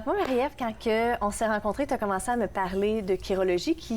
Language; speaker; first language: French; native; French